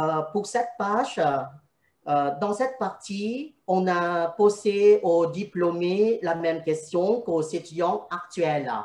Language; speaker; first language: French; non-native, fluent; Thai